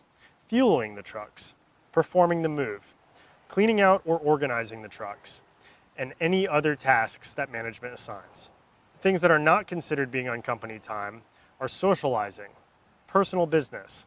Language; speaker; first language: English; native; English